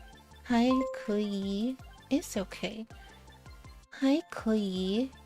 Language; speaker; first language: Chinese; non-native, learner; English